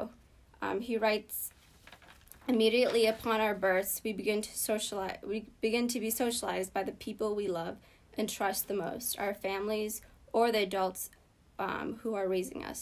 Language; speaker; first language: English; early bilingual, other home language; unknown